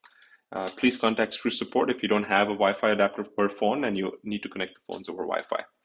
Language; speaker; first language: English; native; English